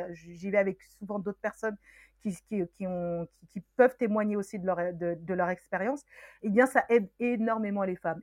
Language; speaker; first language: French; early bilingual, other home language; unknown